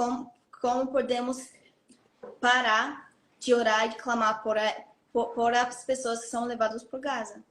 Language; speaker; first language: Portuguese; non-native, fluent; Hebrew